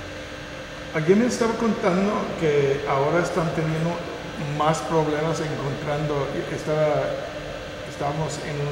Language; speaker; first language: Spanish; non-native, fluent; English